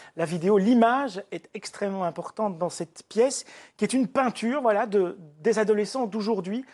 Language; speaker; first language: French; native; French